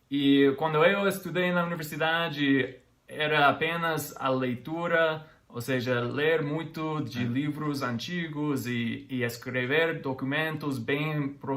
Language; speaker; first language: Portuguese; non-native, fluent; English